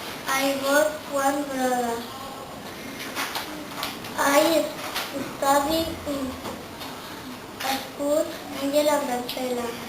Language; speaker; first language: English; non-native, learner; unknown